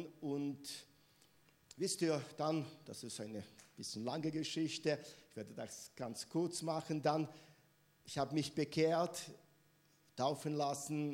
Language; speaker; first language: German; non-native, fluent; Russian